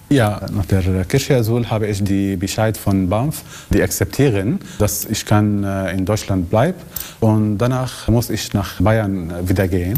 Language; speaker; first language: German; non-native, learner; Arabic